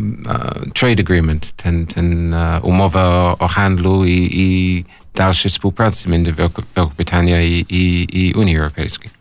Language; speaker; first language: Polish; non-native, learner; English